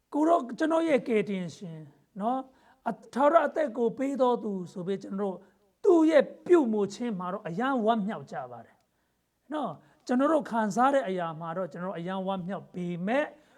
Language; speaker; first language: Burmese; non-native, local second language; Hakha Chin